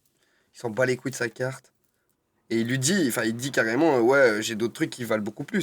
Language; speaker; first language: French; native; French